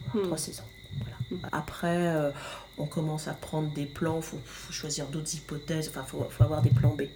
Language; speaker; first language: French; native; French